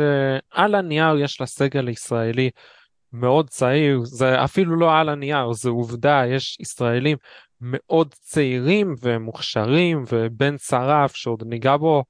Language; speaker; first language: Hebrew; native; Hebrew